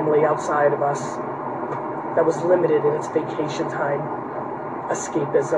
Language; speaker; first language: English; early bilingual, other home language; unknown